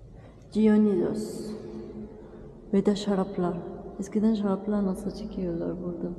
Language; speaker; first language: Turkish; non-native, learner; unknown